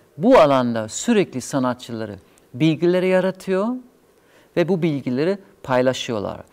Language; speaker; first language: Turkish; non-native, fluent; German